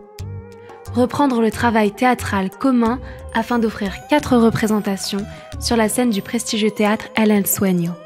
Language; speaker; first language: French; native; French